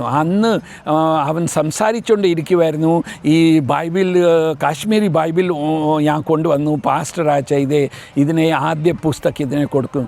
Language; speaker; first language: Malayalam; early bilingual, heritage; Malayalam